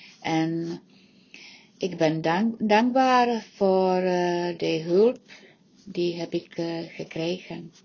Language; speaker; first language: Dutch; non-native, learner; Czech